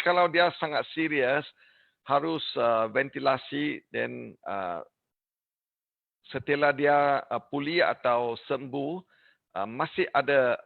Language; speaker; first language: Indonesian; non-native, learner; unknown